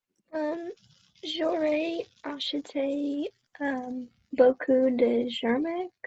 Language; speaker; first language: French; non-native, learner; English